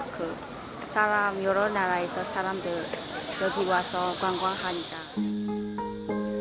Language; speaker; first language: Korean; non-native, learner; Burmese